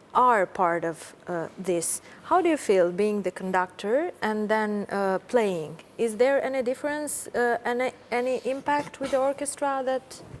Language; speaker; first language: English; non-native, fluent; Albanian